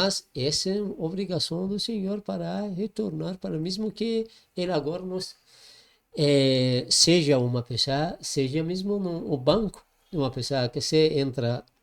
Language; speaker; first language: Portuguese; non-native, learner; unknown